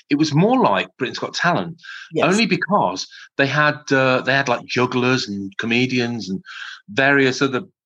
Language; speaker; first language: English; native; English